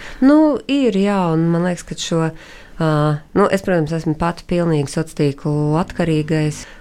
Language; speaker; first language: Latvian; native; Latvian